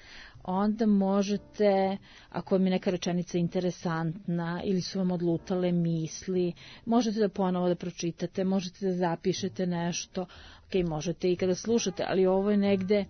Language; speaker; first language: Serbian; native; Serbian